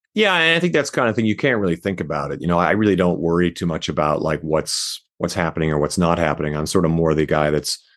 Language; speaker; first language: English; native; English